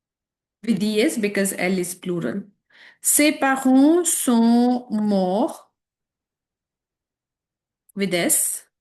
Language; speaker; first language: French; non-native, fluent; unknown